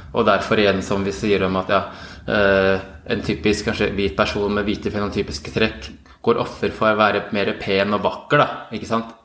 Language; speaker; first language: Norwegian; native; Norwegian